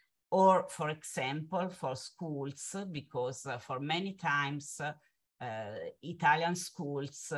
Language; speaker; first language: English; non-native, fluent; Italian